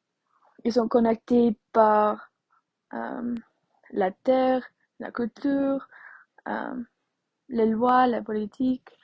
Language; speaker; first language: French; non-native, learner; English